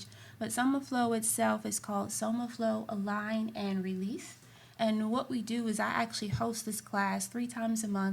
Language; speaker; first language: English; native; English